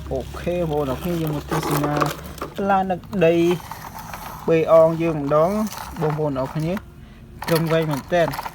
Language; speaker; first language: Khmer; native; Khmer